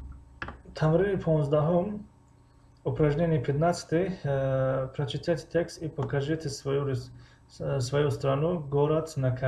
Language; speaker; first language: Russian; non-native, fluent; Tajik